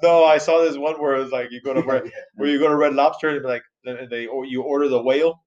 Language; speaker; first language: English; early bilingual, other home language; Spanish